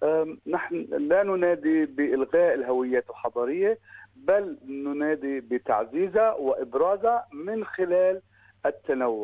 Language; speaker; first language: Arabic; native; Arabic